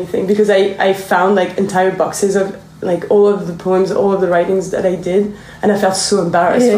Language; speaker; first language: English; non-native, fluent; French